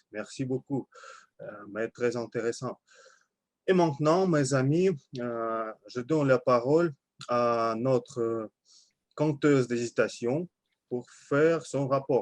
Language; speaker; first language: French; non-native, learner; Russian